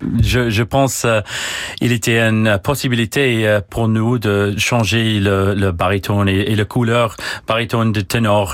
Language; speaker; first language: French; non-native, learner; English